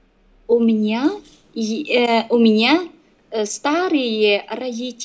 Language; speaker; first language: Russian; non-native, learner; Vietnamese